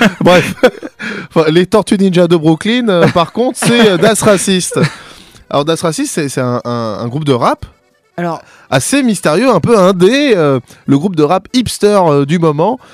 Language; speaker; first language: French; native; French